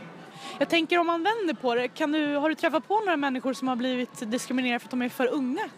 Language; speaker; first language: Swedish; native; Swedish